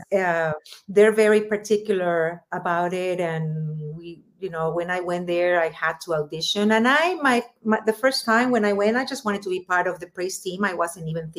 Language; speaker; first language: English; non-native, fluent; Spanish